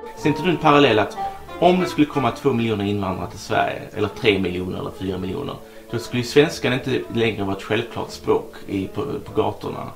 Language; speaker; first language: Swedish; native; Swedish